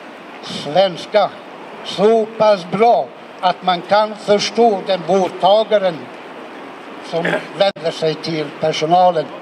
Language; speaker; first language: Swedish; non-native, fluent; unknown